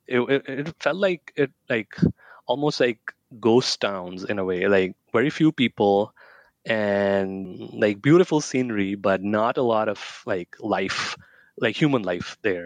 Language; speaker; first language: English; non-native, local second language; Urdu